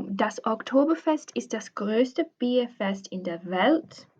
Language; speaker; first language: German; non-native, fluent; English